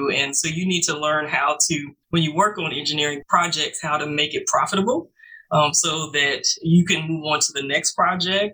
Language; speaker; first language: English; native; English